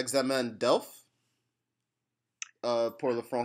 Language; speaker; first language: French; non-native, learner; English